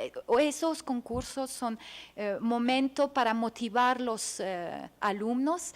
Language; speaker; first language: Spanish; non-native, fluent; French